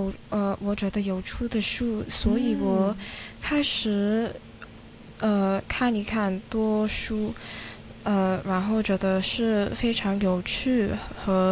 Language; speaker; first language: Chinese; non-native, local second language; Cantonese